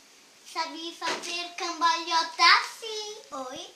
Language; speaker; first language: Portuguese; early bilingual, heritage; Portuguese